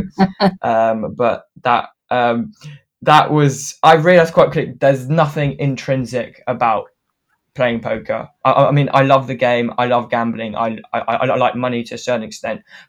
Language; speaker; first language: English; non-native, fluent; French